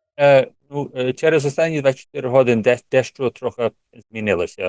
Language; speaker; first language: Ukrainian; early bilingual, heritage; English